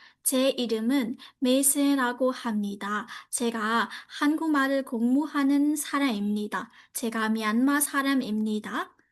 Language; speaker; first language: Korean; non-native, learner; Burmese